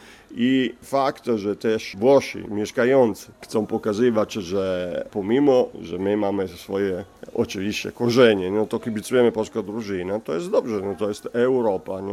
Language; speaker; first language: Polish; non-native, fluent; Italian